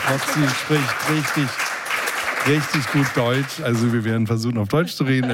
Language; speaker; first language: German; native; German